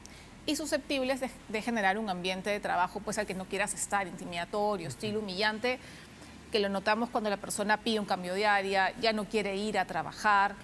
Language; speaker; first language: Spanish; native; Spanish